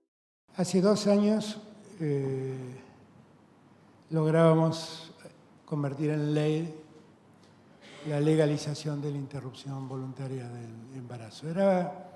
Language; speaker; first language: Spanish; native; Spanish